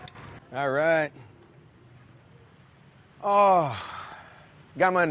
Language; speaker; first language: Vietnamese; non-native, learner; English